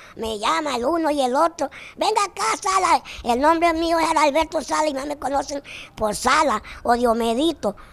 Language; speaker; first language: Spanish; native; Spanish